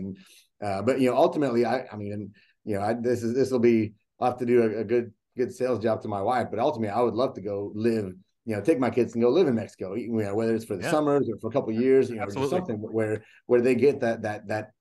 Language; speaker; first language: English; early bilingual, other home language; Spanish